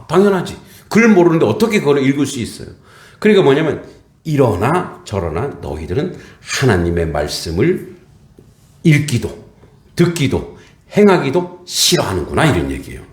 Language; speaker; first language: Korean; native; Korean